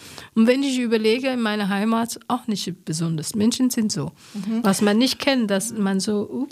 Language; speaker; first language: German; non-native, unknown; Chinese